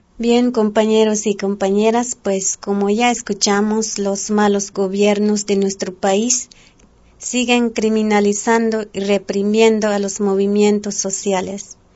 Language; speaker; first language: Spanish; non-native, local second language; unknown